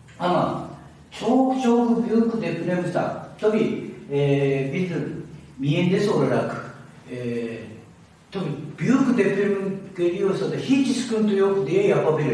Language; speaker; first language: Turkish; non-native, learner; Japanese